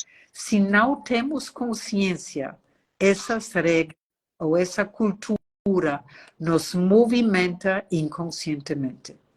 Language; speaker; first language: Portuguese; non-native, fluent; German